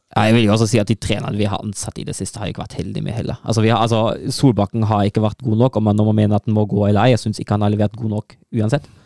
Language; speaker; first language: Norwegian; non-native, fluent; German